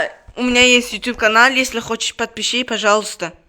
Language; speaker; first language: Russian; non-native, local second language; Uzbek